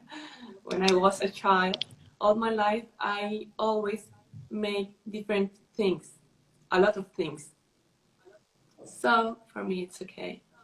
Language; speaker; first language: English; non-native, learner; Spanish